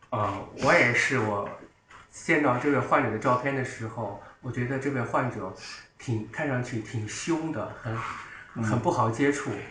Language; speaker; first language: Chinese; native; Chinese